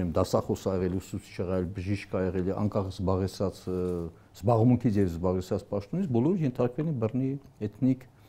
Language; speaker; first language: Armenian; native; Armenian